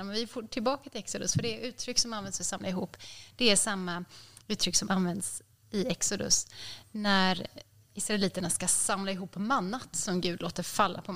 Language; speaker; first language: Swedish; native; Swedish